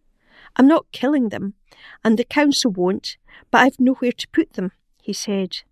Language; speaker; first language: English; native; English